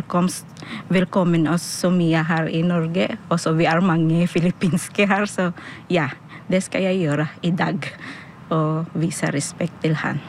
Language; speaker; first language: Norwegian; non-native, fluent; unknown